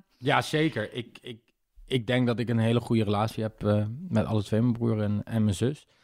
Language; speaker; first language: Dutch; native; Dutch